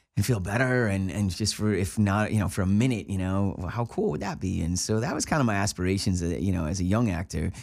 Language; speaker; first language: English; native; English